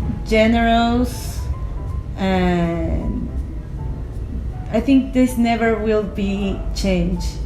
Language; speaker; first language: English; non-native, learner; Spanish